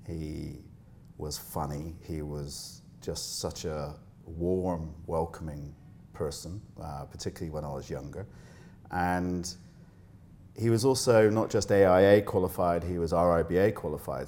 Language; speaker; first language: English; native; English